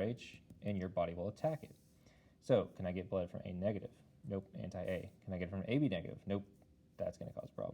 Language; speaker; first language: English; native; English